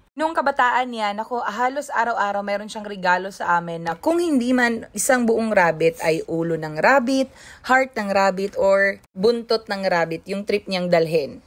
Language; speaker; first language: Filipino; non-native, local second language; Cebuano